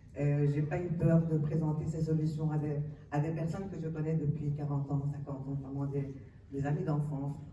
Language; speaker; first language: French; early bilingual, other home language; Arabic